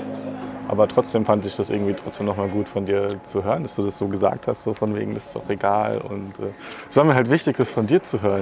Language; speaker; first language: German; native; German